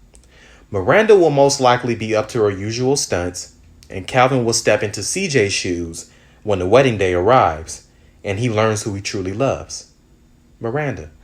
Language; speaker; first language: English; native; English